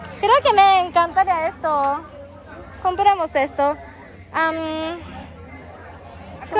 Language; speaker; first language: Spanish; non-native, learner; Japanese